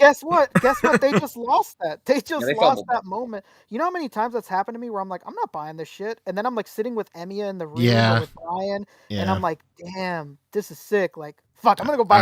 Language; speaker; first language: English; native; English